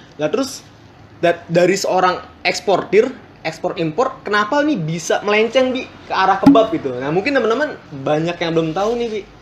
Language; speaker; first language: Indonesian; native; Indonesian